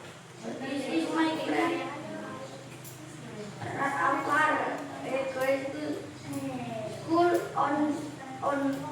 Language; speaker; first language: English; non-native, learner; Indonesian